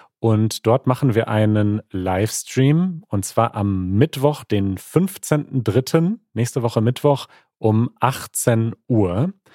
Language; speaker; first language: German; native; German